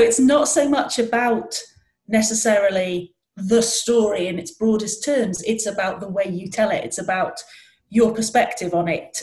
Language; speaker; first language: English; native; English